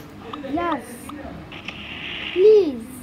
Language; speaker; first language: English; non-native, learner; Bangla